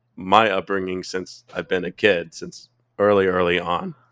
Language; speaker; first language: English; native; English